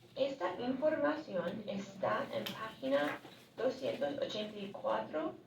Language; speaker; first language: Spanish; non-native, fluent; English